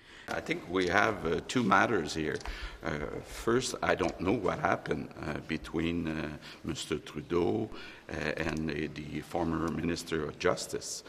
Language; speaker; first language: English; non-native, fluent; French